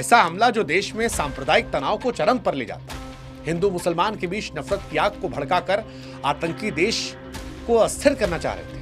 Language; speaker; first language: Hindi; native; Hindi